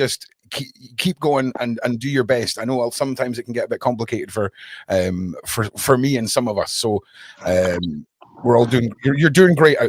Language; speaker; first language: English; native; English